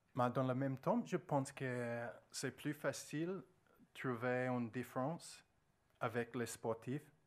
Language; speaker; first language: French; non-native, learner; English